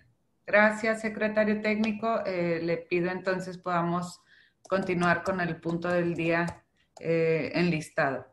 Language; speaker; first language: Spanish; native; Spanish